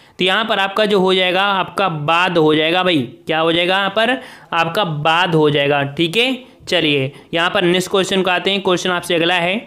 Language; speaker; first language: Hindi; native; Hindi